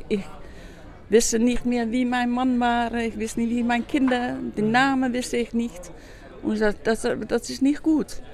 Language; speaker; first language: German; non-native, learner; Dutch